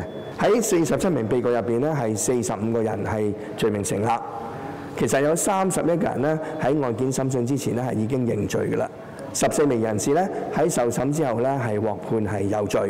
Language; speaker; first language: Chinese; non-native, local second language; Cantonese